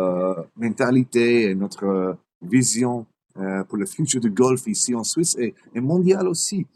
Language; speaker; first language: French; non-native, learner; English